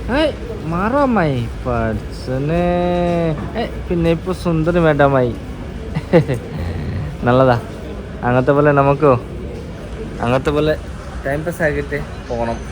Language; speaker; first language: Malayalam; non-native, learner; Bangla